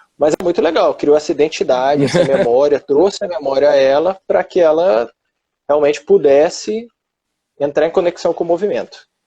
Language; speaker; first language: Portuguese; native; Portuguese